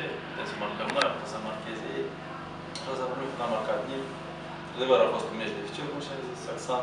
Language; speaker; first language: Romanian; non-native, local second language; Russian